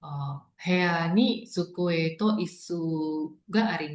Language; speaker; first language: Japanese; non-native, learner; Indonesian